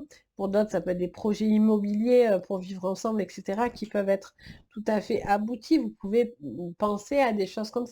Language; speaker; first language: French; native; French